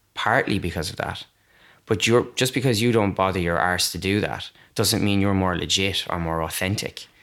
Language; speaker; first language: English; native; English